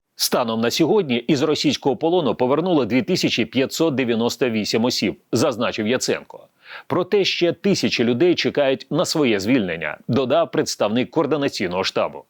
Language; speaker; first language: Ukrainian; native; Ukrainian